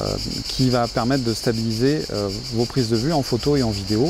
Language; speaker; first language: French; native; French